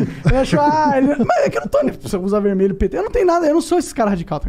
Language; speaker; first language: Portuguese; native; Portuguese